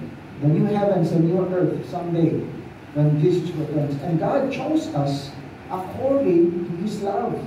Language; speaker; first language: English; non-native, local second language; Filipino